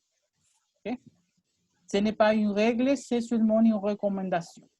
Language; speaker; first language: French; non-native, fluent; Spanish